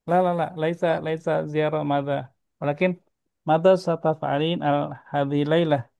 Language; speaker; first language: Arabic; non-native, fluent; Indonesian